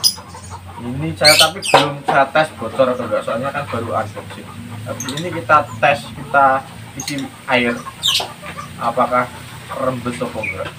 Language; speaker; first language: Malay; non-native, local second language; Javanese